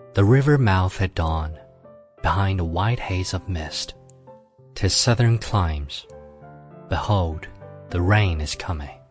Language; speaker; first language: English; non-native, fluent; Chinese